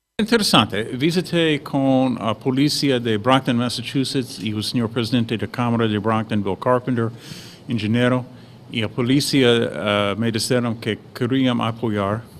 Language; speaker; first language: Portuguese; non-native, fluent; English